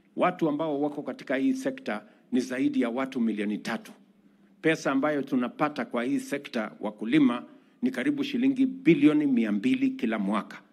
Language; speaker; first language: Swahili; non-native, local second language; Kalenjin